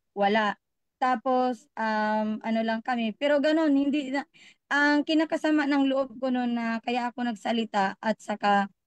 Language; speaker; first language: Filipino; native; Filipino